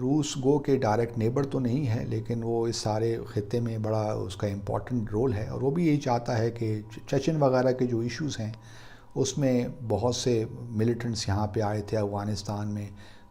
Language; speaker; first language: Urdu; native; Urdu